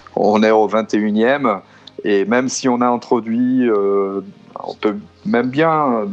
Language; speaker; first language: French; non-native, fluent; Portuguese